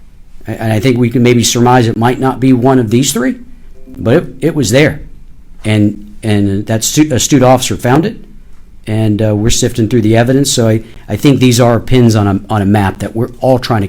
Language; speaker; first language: English; native; English